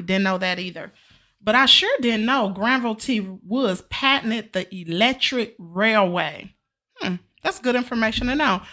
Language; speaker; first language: English; native; English